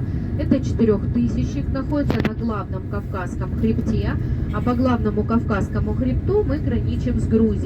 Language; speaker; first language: Russian; native; Russian